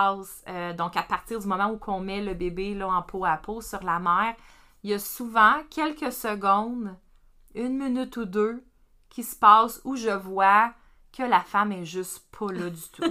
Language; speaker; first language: French; native; French